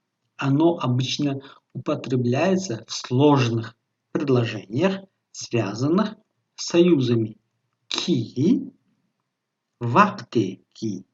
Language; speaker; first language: Russian; non-native, local second language; Tajik